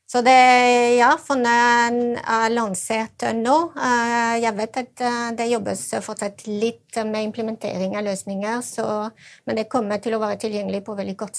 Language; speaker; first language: Norwegian; non-native, fluent; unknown